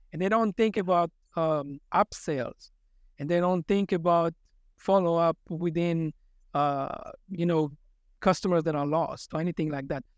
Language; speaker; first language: English; non-native, fluent; Hebrew